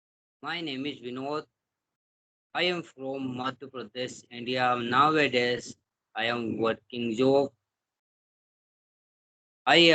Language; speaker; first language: English; non-native, learner; Hindi